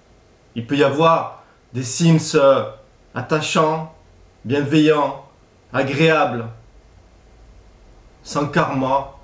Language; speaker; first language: French; native; French